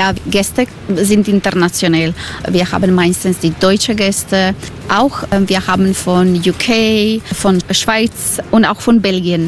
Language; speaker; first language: German; non-native, learner; Croatian